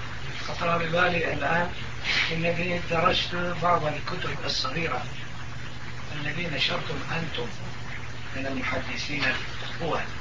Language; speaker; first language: Arabic; non-native, fluent; Turkish